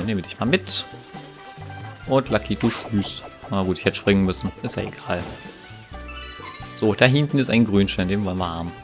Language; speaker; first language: German; native; German